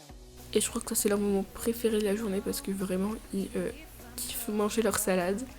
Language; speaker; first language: French; native; French